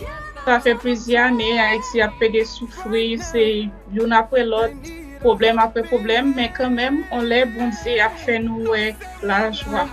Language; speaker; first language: Haitian Creole; early bilingual, heritage; Haitian Creole